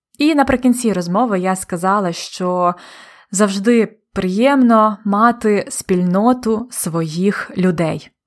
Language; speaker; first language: Ukrainian; native; Ukrainian